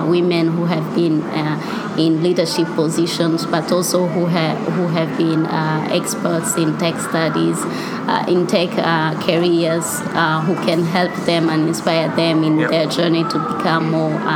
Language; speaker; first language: English; non-native, local second language; Kinyarwanda